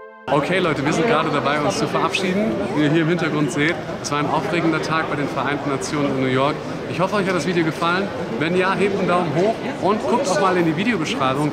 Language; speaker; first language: German; native; German